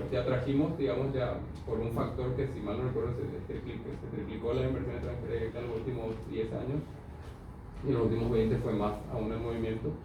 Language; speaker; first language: Spanish; native; Spanish